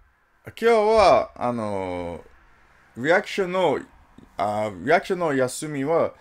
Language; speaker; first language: Japanese; non-native, learner; English